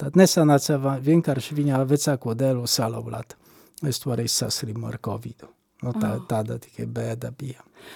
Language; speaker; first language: Latvian; non-native, fluent; Polish